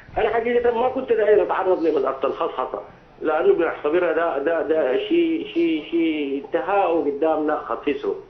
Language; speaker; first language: Arabic; native; Arabic